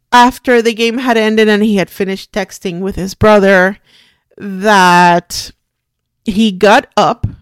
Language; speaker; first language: English; non-native, fluent; Spanish